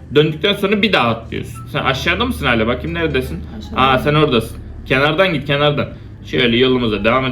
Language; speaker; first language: Turkish; native; Turkish